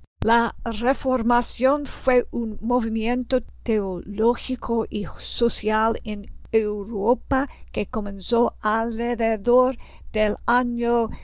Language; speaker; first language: Spanish; non-native, learner; English